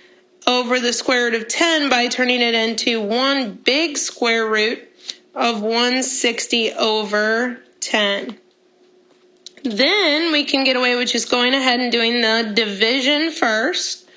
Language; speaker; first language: English; native; English